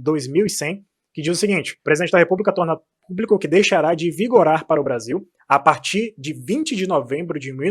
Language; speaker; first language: Portuguese; native; Portuguese